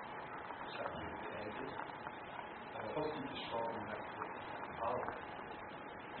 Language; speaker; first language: German; non-native, fluent; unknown